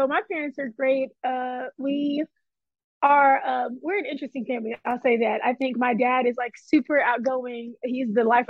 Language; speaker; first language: English; native; English